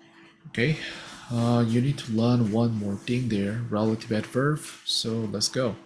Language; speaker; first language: English; non-native, fluent; Korean